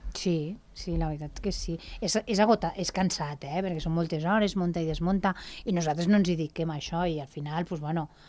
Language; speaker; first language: Catalan; non-native, local second language; Spanish